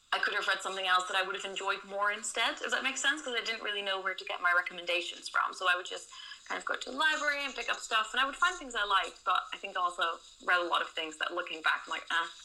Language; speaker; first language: English; non-native, fluent; Dutch